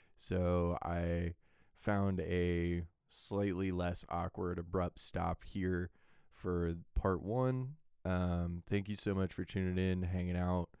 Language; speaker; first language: English; native; English